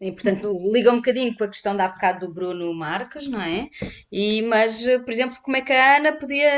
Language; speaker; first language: Portuguese; native; Portuguese